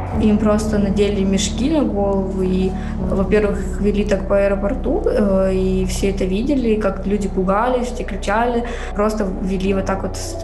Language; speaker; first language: Russian; native; Russian